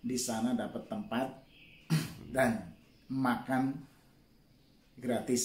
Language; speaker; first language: Indonesian; non-native, local second language; Javanese